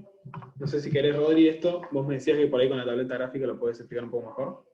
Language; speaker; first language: Spanish; native; Spanish